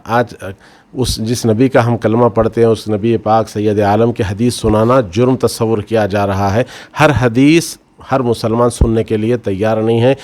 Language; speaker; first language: Urdu; native; Urdu